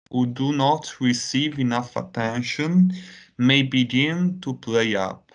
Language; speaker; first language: English; non-native, fluent; Italian